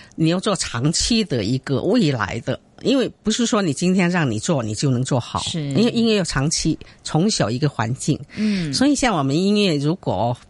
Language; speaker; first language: Chinese; native; Chinese